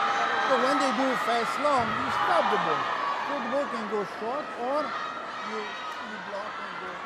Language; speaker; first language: English; non-native, fluent; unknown